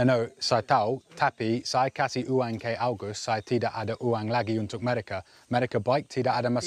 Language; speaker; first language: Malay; non-native, learner; English